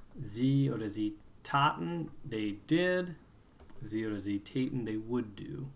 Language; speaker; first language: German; non-native, fluent; English